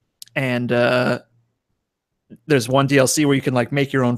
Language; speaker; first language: English; native; English